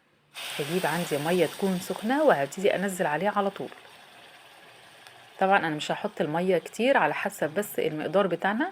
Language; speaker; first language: Arabic; native; Arabic